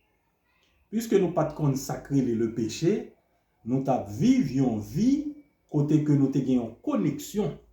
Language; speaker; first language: French; non-native, local second language; Haitian Creole